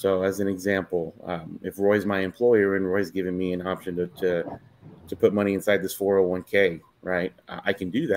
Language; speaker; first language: English; native; English